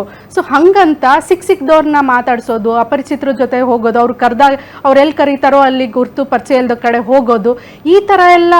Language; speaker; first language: Kannada; native; Kannada